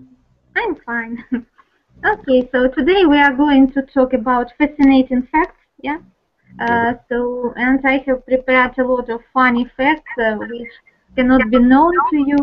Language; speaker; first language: English; non-native, fluent; Russian